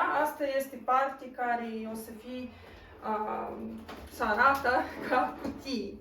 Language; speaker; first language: Romanian; non-native, local second language; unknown